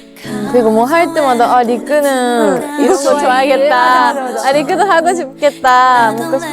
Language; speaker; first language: Korean; non-native, fluent; Japanese